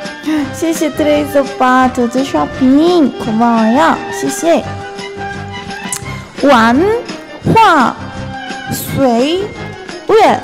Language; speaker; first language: Chinese; non-native, learner; Korean